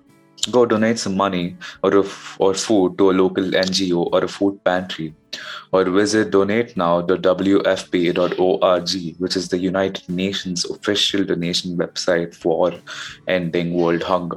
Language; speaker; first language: English; non-native, local second language; Hindi